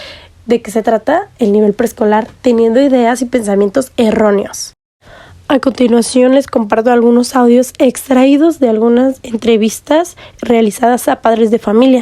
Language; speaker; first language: Spanish; native; Spanish